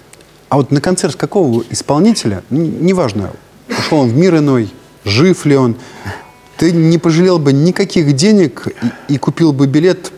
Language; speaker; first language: Russian; native; Russian